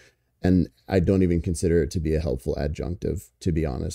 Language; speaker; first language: English; native; English